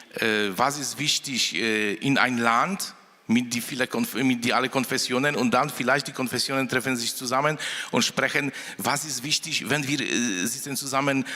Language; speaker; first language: German; non-native, fluent; Polish